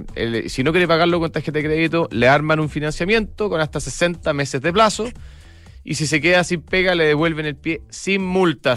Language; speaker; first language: Spanish; native; Spanish